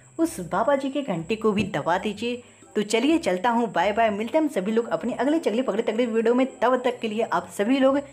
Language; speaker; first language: Hindi; native; Hindi